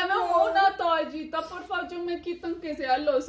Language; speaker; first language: Spanish; native; Spanish